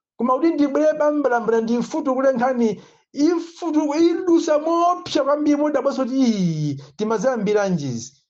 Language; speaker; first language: Nyanja; native; Nyanja